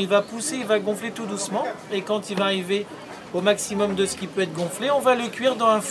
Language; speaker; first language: French; native; French